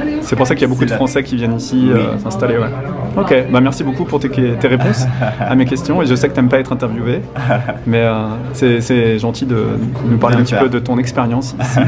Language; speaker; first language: French; native; French